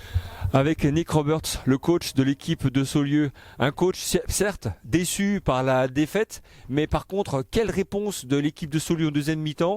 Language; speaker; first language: French; native; French